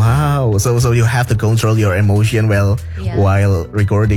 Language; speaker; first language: English; non-native, fluent; Indonesian